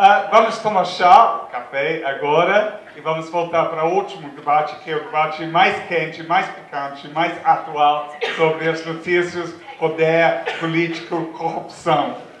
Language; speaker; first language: Portuguese; non-native, fluent; English